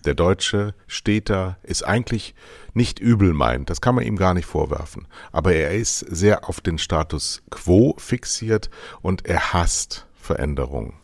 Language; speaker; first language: German; native; German